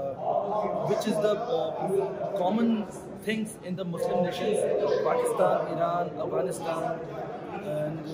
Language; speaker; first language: English; non-native, learner; Urdu